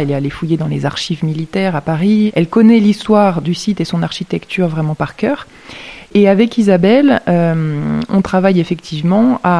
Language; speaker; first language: French; native; French